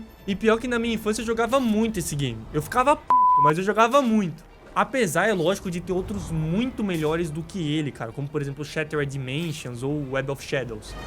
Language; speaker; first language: Portuguese; native; Portuguese